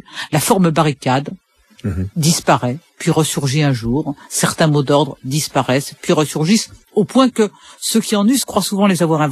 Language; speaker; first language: French; native; French